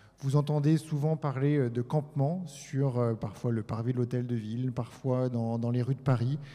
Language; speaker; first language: French; native; French